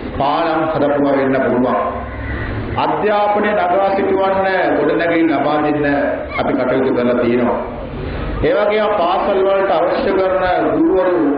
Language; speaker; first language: Sinhala; non-native, local second language; Tamil